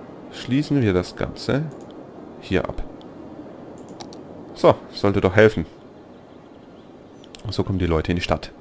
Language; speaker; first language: German; native; German